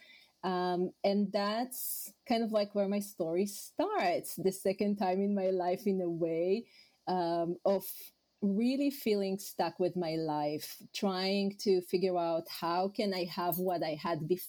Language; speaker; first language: English; non-native, fluent; Hebrew